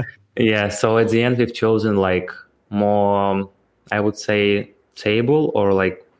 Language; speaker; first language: English; non-native, fluent; Ukrainian